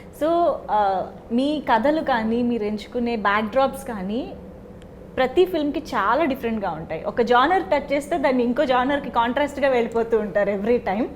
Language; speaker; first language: Telugu; native; Telugu